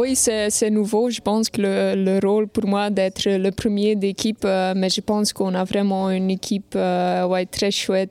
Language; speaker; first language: French; non-native, local second language; Dutch